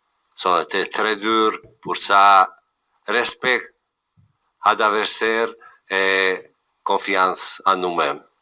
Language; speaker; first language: French; non-native, learner; Bosnian